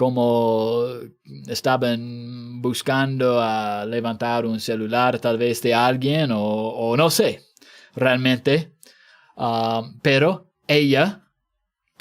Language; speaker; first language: Spanish; non-native, fluent; English